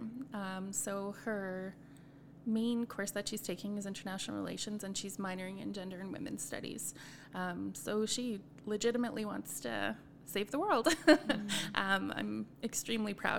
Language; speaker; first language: English; native; English